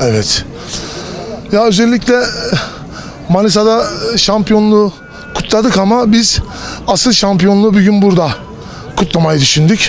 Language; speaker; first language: Turkish; native; Turkish